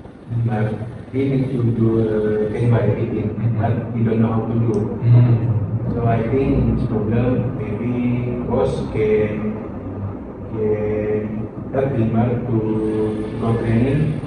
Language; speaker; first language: English; non-native, learner; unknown